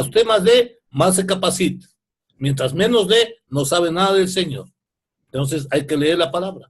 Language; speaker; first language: Spanish; native; Spanish